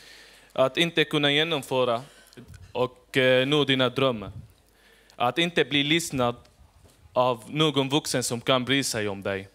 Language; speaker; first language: Swedish; non-native, fluent; Arabic